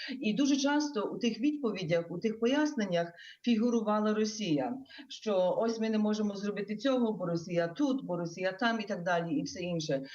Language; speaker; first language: Ukrainian; early bilingual, heritage; Ukrainian